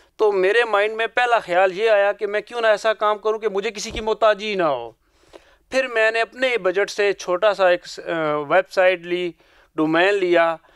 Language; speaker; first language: Urdu; non-native, local second language; Punjabi